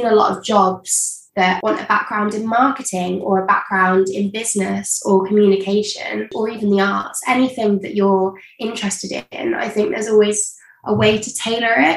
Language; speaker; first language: English; native; English